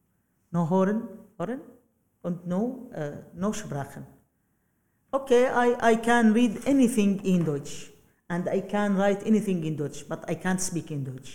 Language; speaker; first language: English; non-native, learner; Arabic